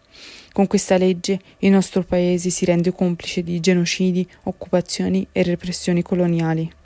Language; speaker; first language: Italian; native; Italian